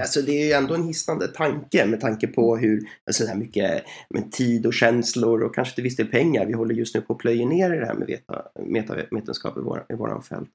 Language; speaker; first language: Swedish; native; Swedish